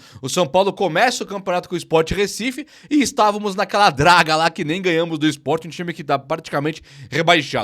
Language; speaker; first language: Portuguese; native; Portuguese